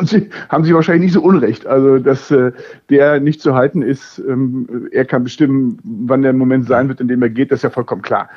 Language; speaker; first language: German; native; German